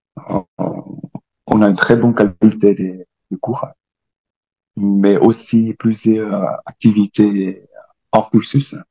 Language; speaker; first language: French; non-native, fluent; Vietnamese